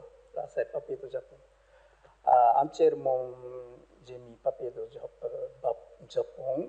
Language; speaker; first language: French; non-native, learner; Japanese